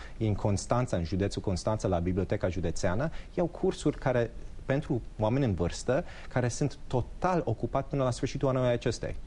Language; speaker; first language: Romanian; early bilingual, heritage; English